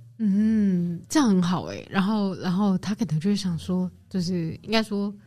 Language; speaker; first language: Chinese; native; Chinese